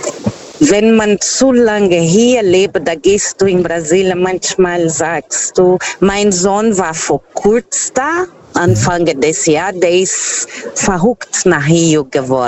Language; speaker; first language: German; non-native, learner; Portuguese